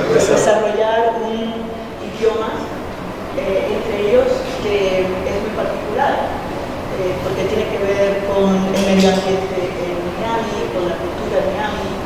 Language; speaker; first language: Spanish; early bilingual, heritage; Spanish